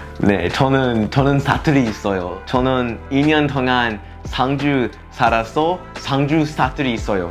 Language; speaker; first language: Korean; non-native, learner; English